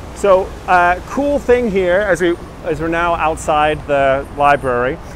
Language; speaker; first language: English; native; English